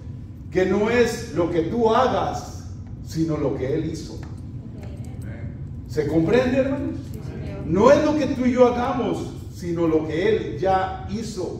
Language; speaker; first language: Spanish; native; Spanish